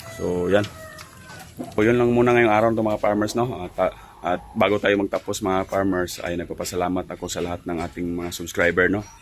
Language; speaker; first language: Filipino; non-native, local second language; Cebuano